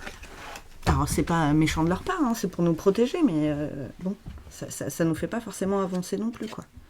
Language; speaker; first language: French; native; French